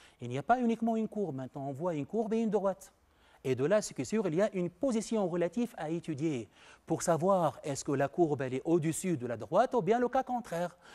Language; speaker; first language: French; non-native, local second language; Arabic